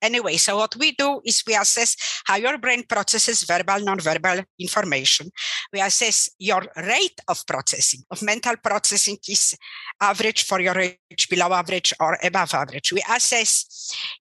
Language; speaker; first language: English; non-native, fluent; Polish